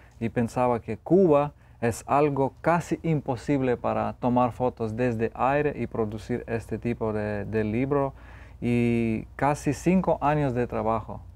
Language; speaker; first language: Spanish; non-native, learner; Lithuanian